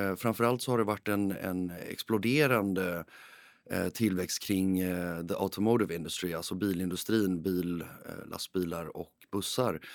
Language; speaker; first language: Swedish; early bilingual, heritage; Swedish